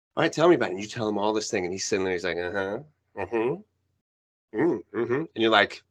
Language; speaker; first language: English; early bilingual, other home language; Spanish